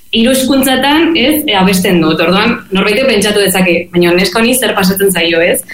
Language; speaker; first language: Basque; non-native, local second language; Spanish